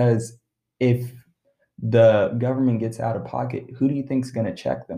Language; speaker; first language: English; early bilingual, other home language; Arabic